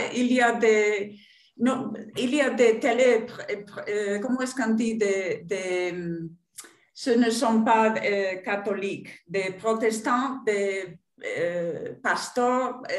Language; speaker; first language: French; non-native, fluent; Spanish